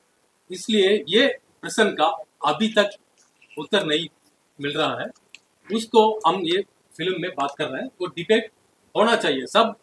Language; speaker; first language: Hindi; non-native, learner; Tamil